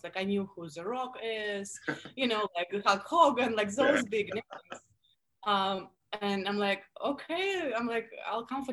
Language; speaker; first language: English; non-native, fluent; Russian